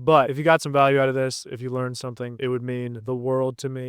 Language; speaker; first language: English; native; English